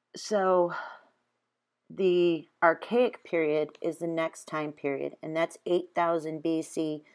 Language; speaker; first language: English; native; English